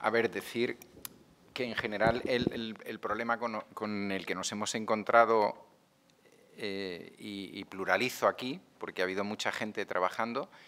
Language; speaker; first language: Spanish; non-native, local second language; Catalan